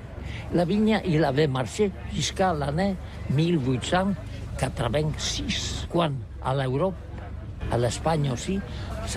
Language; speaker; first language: French; non-native, learner; Catalan